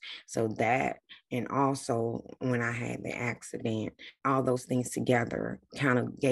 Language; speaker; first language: English; native; English